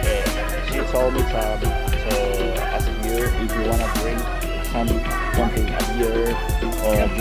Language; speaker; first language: English; non-native, learner; Spanish